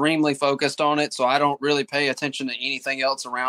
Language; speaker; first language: English; native; English